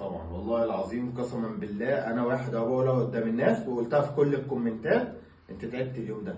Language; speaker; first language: Arabic; native; Arabic